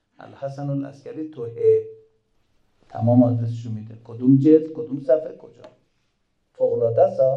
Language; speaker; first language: Persian; native; Persian